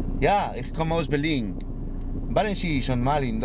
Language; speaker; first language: German; non-native, learner; Spanish